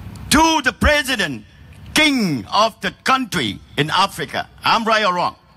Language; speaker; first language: English; non-native, learner; Vietnamese